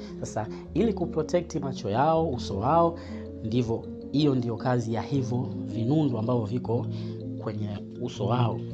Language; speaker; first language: Swahili; native; Swahili